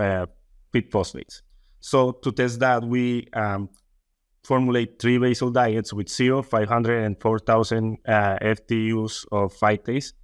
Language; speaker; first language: English; non-native, fluent; Spanish